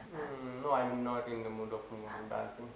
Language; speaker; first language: English; non-native, learner; Hindi